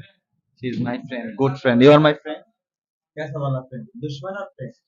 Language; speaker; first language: Hindi; non-native, learner; Bangla